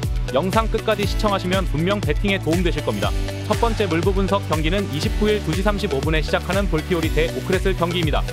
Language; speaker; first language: Korean; native; Korean